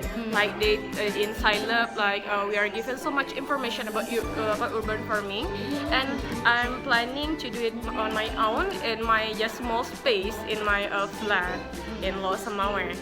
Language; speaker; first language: English; non-native, fluent; Indonesian